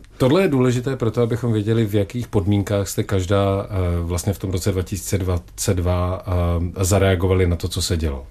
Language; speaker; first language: Czech; native; Czech